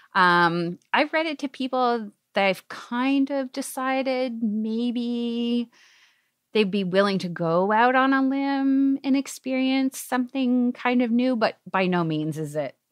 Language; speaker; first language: English; native; English